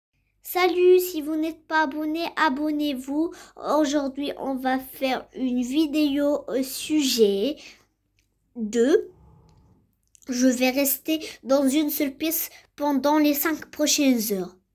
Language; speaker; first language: French; non-native, local second language; Arabic